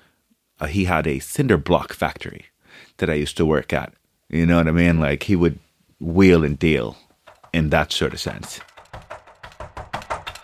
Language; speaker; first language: English; early bilingual, other home language; Portuguese